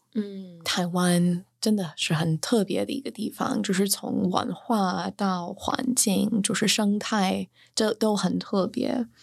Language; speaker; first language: Chinese; non-native, fluent; English